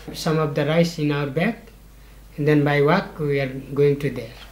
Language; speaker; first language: English; non-native, learner; Nepali